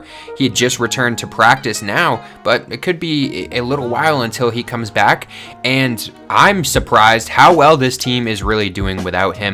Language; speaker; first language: English; native; English